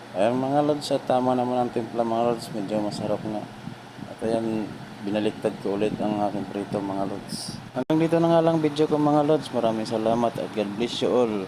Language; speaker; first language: Filipino; non-native, local second language; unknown